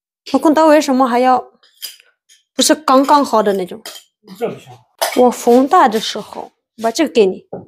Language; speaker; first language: Chinese; non-native, fluent; Indonesian